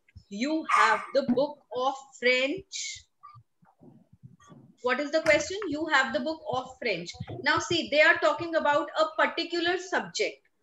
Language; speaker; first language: English; non-native, local second language; Hindi